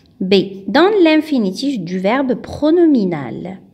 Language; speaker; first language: French; non-native, local second language; Arabic